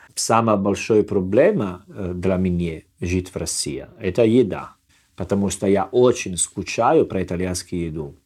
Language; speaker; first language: Russian; non-native, learner; Italian